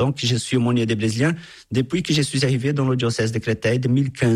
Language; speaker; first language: French; non-native, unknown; Portuguese